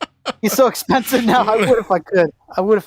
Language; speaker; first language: English; native; English